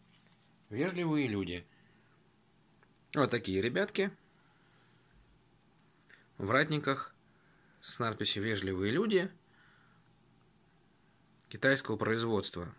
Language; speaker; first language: Russian; native; Russian